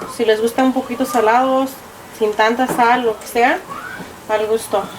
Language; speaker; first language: Spanish; early bilingual, other home language; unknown